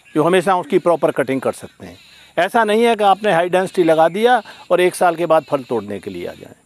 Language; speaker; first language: Hindi; native; Hindi